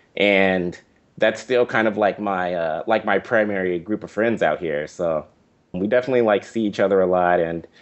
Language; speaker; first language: English; native; English